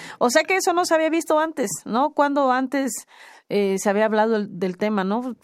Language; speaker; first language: Spanish; non-native, local second language; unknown